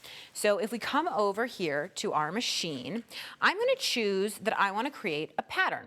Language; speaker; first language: English; native; English